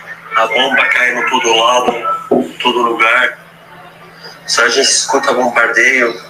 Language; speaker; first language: Portuguese; non-native, fluent; Arabic